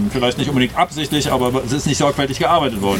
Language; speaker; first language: German; native; German